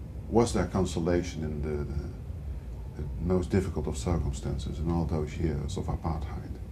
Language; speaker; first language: English; non-native, fluent; Dutch